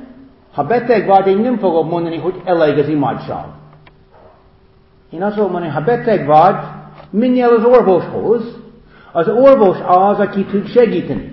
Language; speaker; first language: Hungarian; non-native, fluent; English